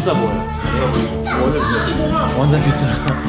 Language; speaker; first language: Korean; non-native, learner; English